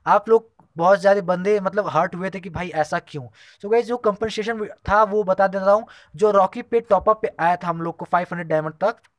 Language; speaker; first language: Hindi; native; Hindi